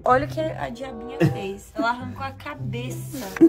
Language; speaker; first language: Portuguese; native; Portuguese